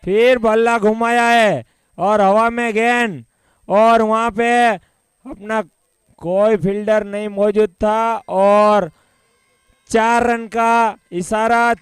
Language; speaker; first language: Hindi; non-native, local second language; Gujarati